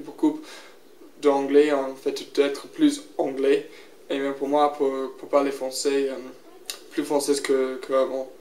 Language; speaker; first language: French; non-native, learner; English